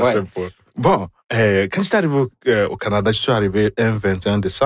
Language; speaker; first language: French; non-native, fluent; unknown